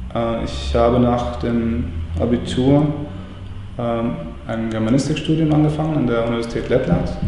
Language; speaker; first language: German; non-native, fluent; Latvian